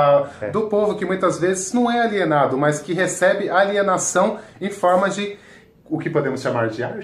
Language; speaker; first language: Portuguese; native; Portuguese